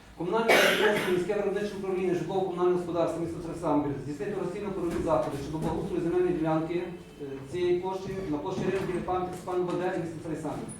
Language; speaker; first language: Ukrainian; native; Ukrainian